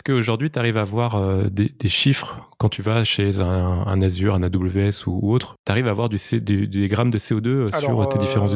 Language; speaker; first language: French; native; French